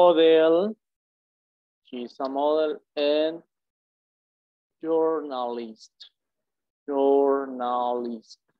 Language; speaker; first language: English; non-native, fluent; Spanish